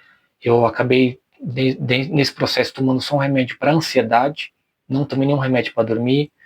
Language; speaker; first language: Portuguese; native; Portuguese